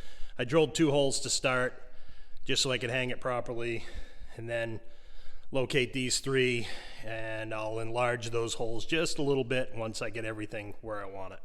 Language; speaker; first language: English; native; English